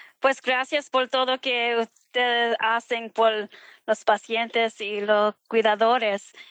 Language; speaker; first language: Spanish; early bilingual, heritage; Spanish